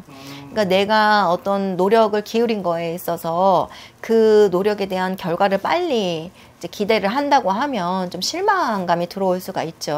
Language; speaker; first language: Korean; native; Korean